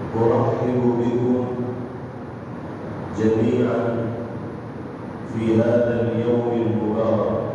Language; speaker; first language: Arabic; non-native, fluent; Urdu